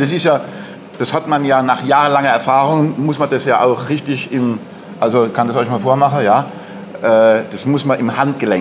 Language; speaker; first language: German; native; German